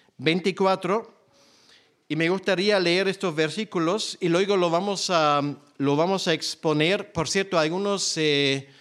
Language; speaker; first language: Spanish; non-native, fluent; German